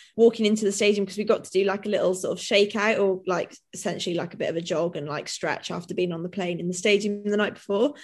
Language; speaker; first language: English; native; English